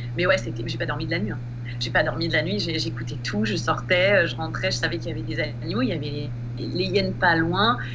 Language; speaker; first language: French; native; French